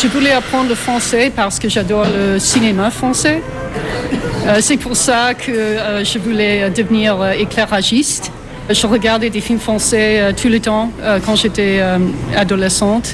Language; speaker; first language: French; non-native, fluent; English